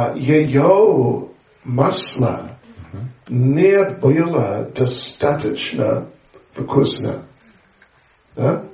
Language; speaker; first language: Russian; non-native, learner; English